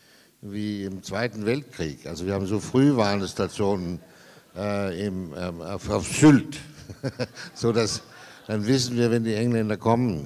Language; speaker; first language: German; non-native, fluent; Danish